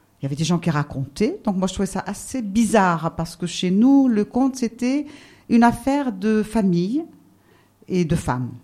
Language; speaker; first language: French; non-native, local second language; Arabic